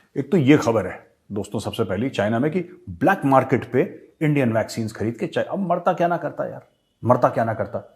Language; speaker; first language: Hindi; native; Hindi